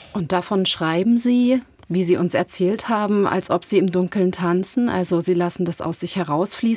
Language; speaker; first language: German; native; German